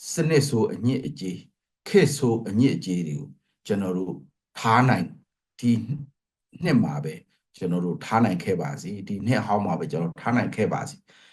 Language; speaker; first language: Burmese; non-native, local second language; Pa'o Karen